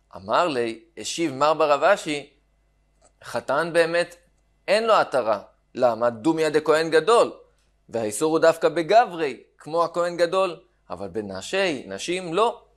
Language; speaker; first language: Hebrew; native; Hebrew